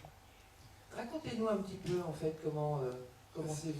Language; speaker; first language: French; native; French